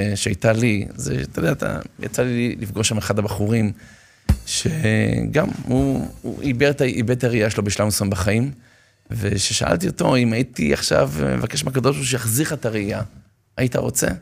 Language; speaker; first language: Hebrew; native; Hebrew